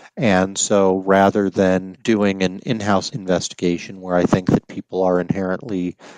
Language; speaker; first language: English; native; English